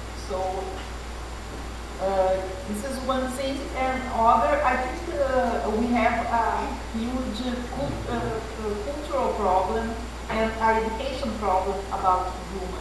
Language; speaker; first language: English; non-native, fluent; Portuguese